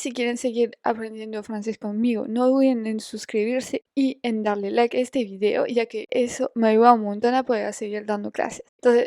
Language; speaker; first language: Spanish; non-native, fluent; French